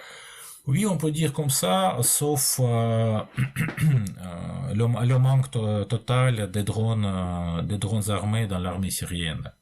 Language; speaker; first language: French; non-native, fluent; Russian